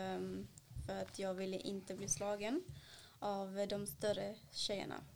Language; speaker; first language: Swedish; early bilingual, other home language; Kannada